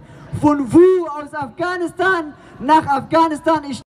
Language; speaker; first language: German; non-native, learner; Persian